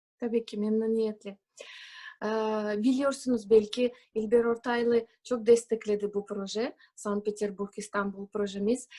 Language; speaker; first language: Turkish; non-native, fluent; Russian